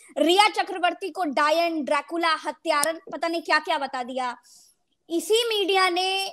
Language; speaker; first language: Hindi; native; Hindi